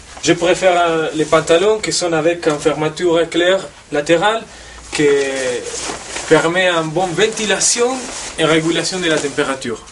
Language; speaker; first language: French; non-native, fluent; Spanish